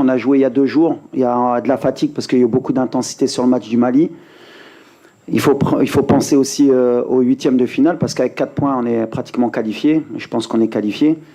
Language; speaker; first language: French; native; French